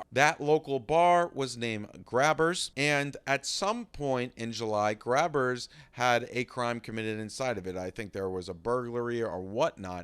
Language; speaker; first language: English; native; English